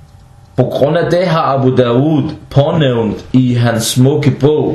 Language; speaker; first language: Danish; non-native, fluent; Arabic